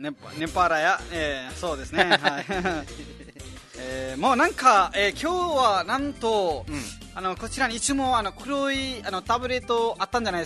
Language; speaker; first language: Japanese; non-native, fluent; Nepali